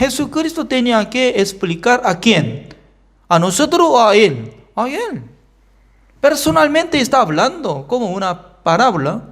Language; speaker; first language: Spanish; non-native, fluent; Korean